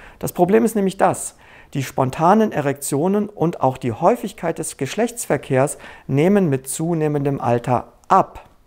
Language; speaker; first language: German; native; German